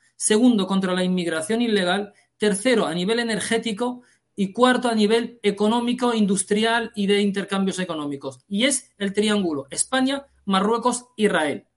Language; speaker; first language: Spanish; early bilingual, heritage; Arabic